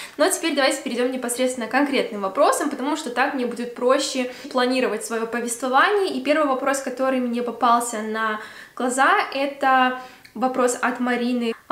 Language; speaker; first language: Russian; native; Russian